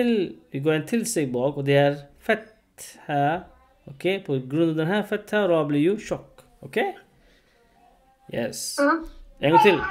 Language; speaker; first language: Swedish; non-native, fluent; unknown